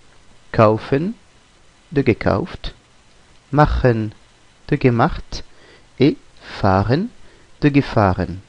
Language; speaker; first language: German; non-native, fluent; French